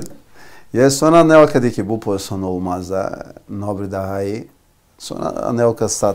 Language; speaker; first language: Turkish; non-native, learner; Portuguese